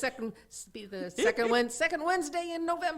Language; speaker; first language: English; native; English